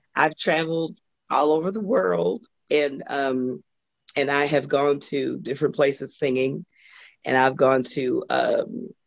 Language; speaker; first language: English; native; English